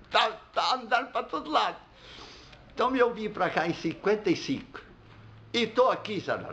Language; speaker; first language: Portuguese; non-native, fluent; Arabic